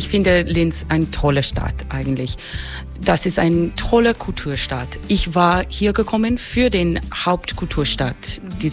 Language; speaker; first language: German; non-native, fluent; English